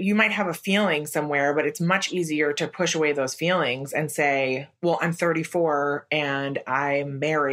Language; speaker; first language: English; native; English